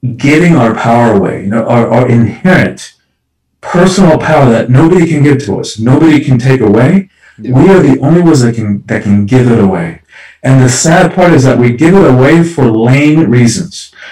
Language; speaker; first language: English; early bilingual, other home language; Spanish